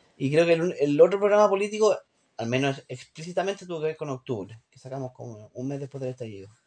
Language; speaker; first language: Spanish; native; Spanish